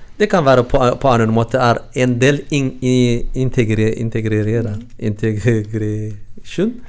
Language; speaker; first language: Norwegian; non-native, learner; Tigrinya